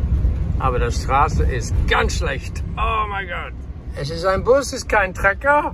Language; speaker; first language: German; non-native, fluent; English